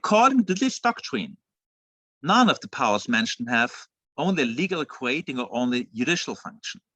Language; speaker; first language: English; non-native, fluent; German